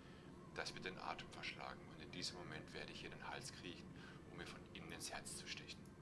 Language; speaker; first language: German; native; German